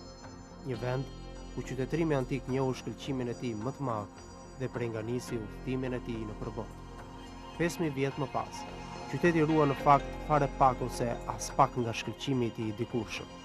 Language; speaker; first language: Albanian; native; Albanian